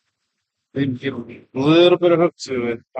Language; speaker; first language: English; native; English